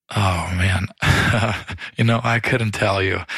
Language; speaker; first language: English; early bilingual, other home language; Romanian